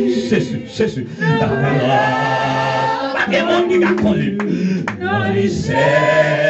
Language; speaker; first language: French; non-native, learner; Haitian Creole